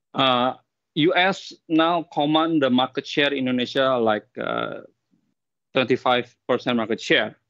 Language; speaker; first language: English; non-native, fluent; Indonesian